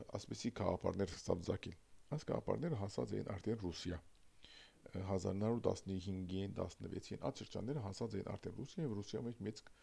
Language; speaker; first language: Armenian; early bilingual, heritage; Armenian